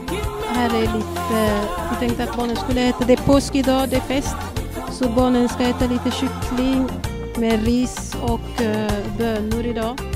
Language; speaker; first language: Swedish; non-native, fluent; Lingala